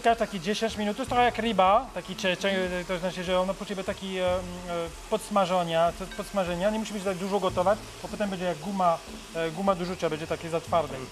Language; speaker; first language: Polish; non-native, learner; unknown